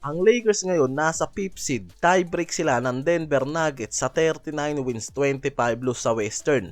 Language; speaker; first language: Filipino; native; Filipino